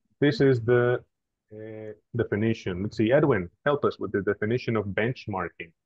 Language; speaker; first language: English; non-native, fluent; Spanish